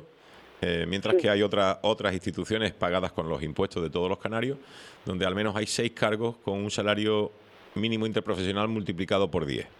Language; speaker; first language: Spanish; native; Spanish